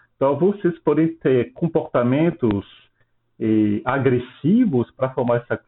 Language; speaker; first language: Portuguese; non-native, fluent; French